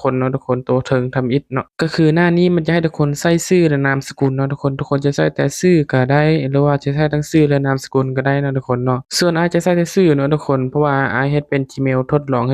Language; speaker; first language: Thai; non-native, local second language; Northeastern Thai